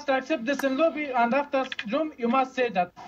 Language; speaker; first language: English; non-native, learner; Uzbek